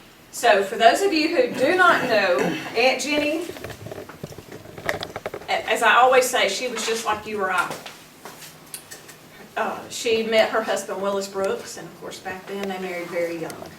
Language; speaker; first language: English; native; English